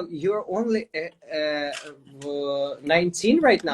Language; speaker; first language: English; non-native, fluent; Ukrainian